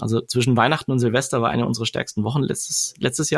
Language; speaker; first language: German; native; German